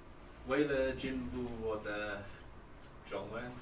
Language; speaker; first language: Chinese; non-native, learner; English